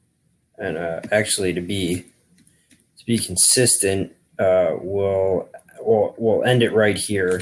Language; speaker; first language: English; native; English